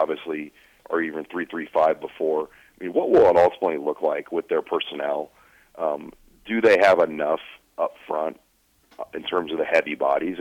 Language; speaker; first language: English; native; English